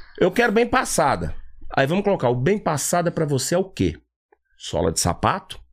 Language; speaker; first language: Portuguese; native; Portuguese